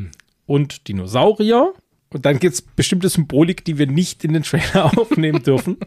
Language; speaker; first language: German; native; German